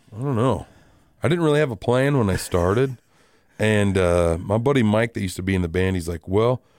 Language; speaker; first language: English; native; English